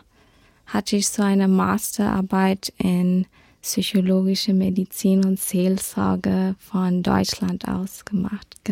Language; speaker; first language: German; early bilingual, heritage; German